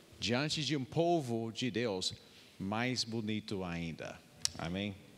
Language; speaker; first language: Portuguese; non-native, fluent; English